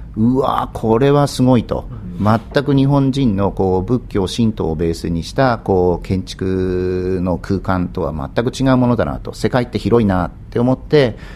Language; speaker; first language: Japanese; native; Japanese